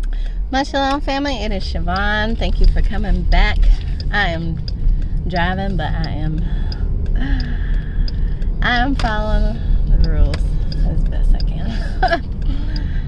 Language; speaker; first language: English; native; English